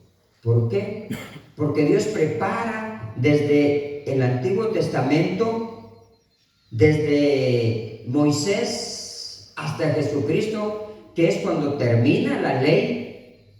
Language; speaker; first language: Spanish; native; Spanish